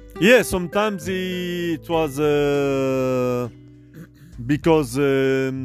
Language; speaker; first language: English; non-native, learner; French